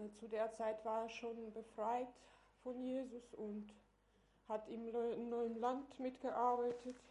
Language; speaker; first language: German; non-native, fluent; Russian